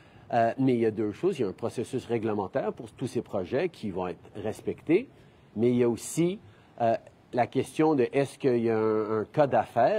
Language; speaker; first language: French; early bilingual, heritage; French